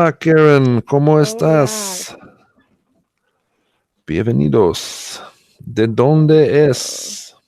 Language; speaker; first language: Spanish; non-native, learner; English